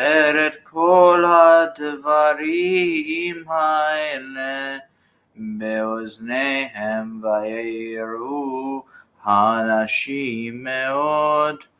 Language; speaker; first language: Hebrew; non-native, learner; English